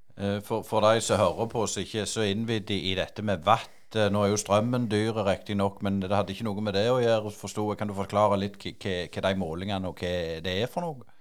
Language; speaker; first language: Norwegian; native; Norwegian